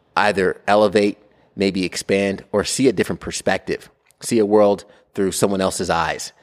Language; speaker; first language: English; native; English